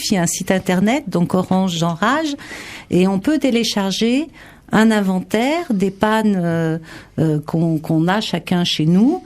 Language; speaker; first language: French; native; French